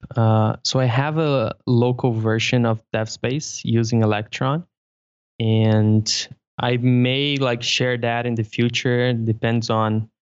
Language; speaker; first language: English; non-native, fluent; Portuguese